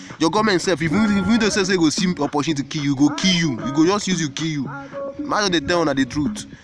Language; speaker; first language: Nigerian Pidgin; non-native, local second language; Igbo